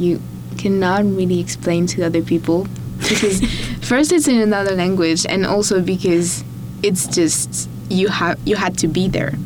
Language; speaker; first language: English; non-native, fluent; French